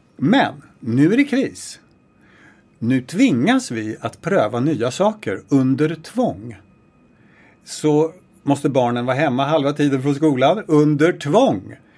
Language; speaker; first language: Swedish; native; Swedish